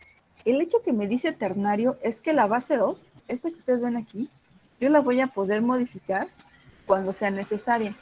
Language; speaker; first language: Spanish; native; Spanish